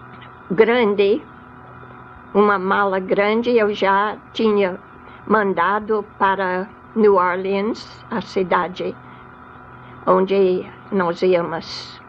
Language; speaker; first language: Portuguese; non-native, fluent; English